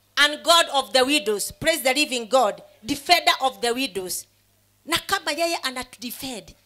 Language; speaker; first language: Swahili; non-native, local second language; Kikuyu